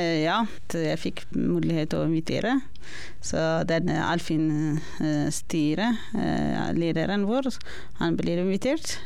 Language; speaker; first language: Norwegian; non-native, learner; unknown